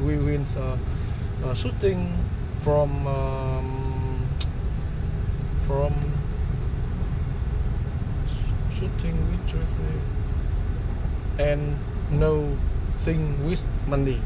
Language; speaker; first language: English; non-native, learner; Vietnamese